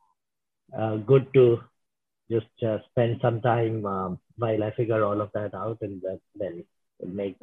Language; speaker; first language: English; non-native, local second language; Hindi